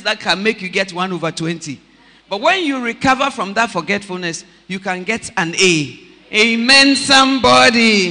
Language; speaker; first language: English; non-native, local second language; Akan